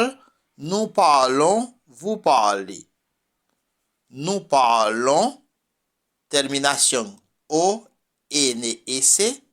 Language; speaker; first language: French; non-native, fluent; Spanish